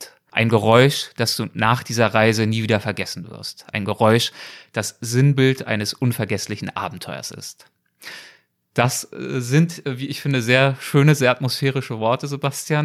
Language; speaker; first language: German; native; German